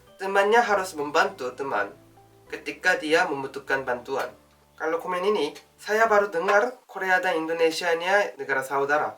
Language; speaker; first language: Indonesian; non-native, learner; Korean